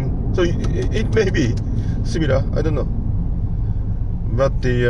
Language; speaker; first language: English; non-native, learner; Japanese